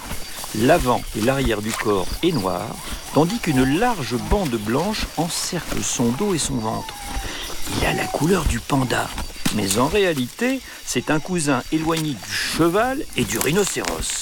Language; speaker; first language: French; native; French